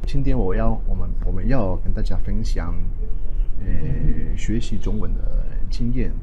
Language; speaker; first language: Chinese; non-native, fluent; Spanish